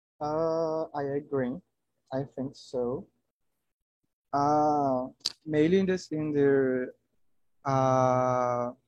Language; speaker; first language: English; non-native, learner; Portuguese